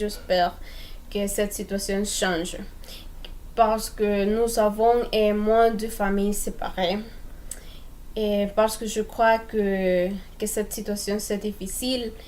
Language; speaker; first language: French; non-native, learner; Spanish